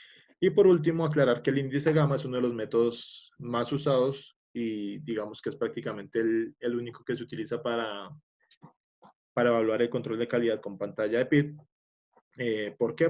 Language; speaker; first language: Spanish; native; Spanish